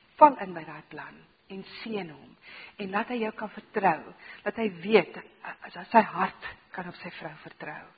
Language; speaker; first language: Afrikaans; native; Afrikaans